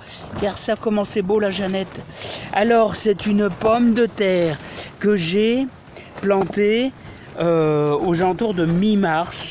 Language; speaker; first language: French; native; French